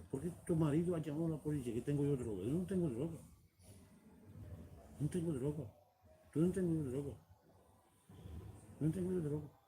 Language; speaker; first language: Spanish; non-native, learner; Romanian